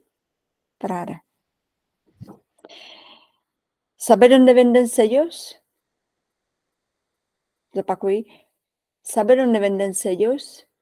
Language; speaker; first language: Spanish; non-native, fluent; Czech